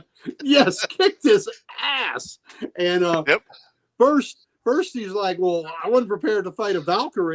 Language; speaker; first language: English; native; English